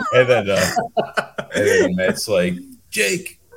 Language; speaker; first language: English; native; English